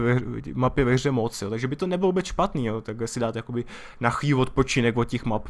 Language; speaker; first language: Czech; native; Czech